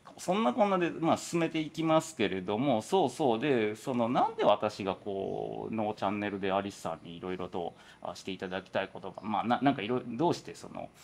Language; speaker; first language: Japanese; native; Japanese